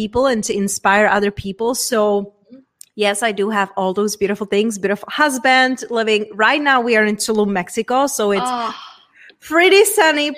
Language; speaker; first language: English; non-native, fluent; Czech